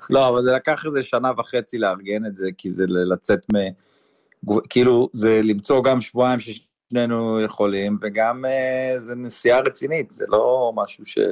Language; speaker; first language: Hebrew; native; Hebrew